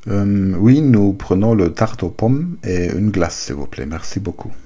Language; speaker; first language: French; non-native, learner; German